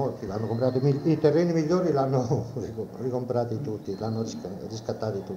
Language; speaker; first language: Italian; native; Italian